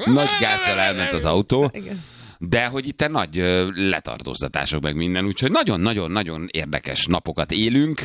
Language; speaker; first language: Hungarian; native; Hungarian